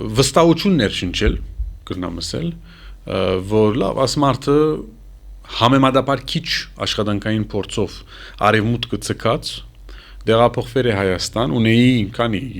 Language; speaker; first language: Armenian; early bilingual, heritage; Armenian